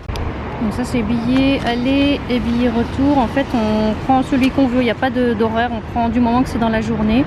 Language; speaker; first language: French; native; French